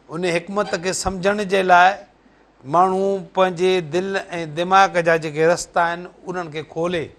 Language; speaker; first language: Sindhi; native; Sindhi